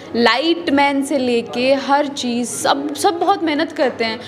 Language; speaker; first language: Hindi; native; Hindi